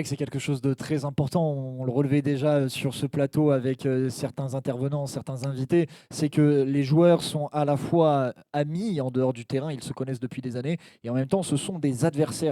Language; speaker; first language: French; native; French